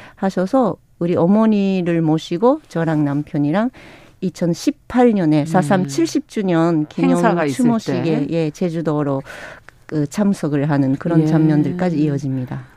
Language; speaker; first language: Korean; non-native, fluent; Japanese